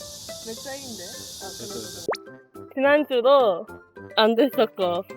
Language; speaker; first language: Korean; non-native, fluent; Japanese